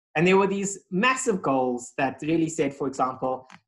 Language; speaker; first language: English; native; English